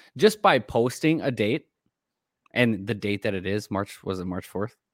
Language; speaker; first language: English; native; English